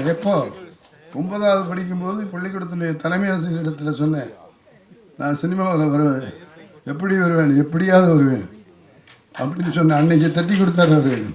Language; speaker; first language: Tamil; native; Tamil